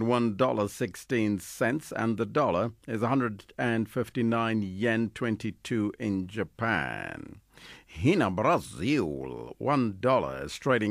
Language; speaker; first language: English; non-native, local second language; Tswana